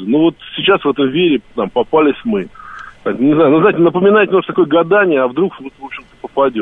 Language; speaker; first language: Russian; native; Russian